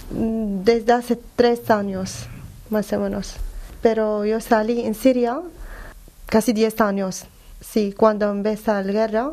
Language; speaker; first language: Spanish; non-native, learner; Arabic